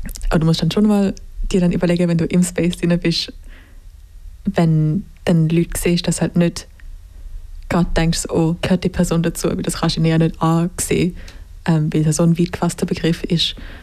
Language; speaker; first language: German; native; German